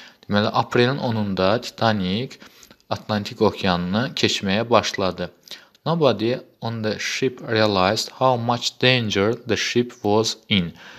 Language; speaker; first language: English; non-native, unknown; Azerbaijani